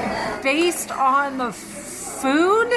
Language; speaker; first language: English; native; English